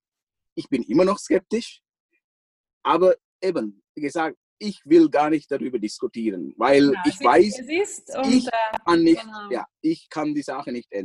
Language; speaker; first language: German; non-native, fluent; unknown